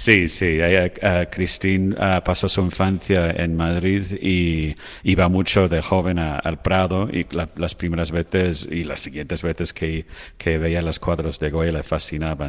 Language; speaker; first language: Spanish; non-native, fluent; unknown